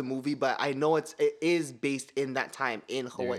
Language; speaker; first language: English; early bilingual, other home language; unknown